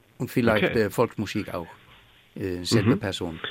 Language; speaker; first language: German; non-native, learner; Faroese